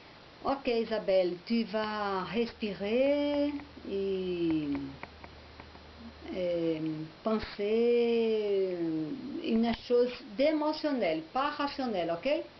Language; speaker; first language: French; non-native, learner; Portuguese